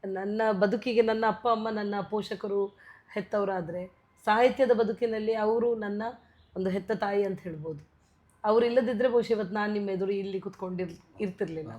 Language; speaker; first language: Kannada; non-native, local second language; Tulu